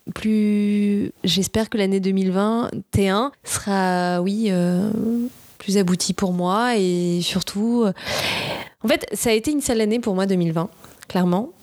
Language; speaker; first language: French; native; French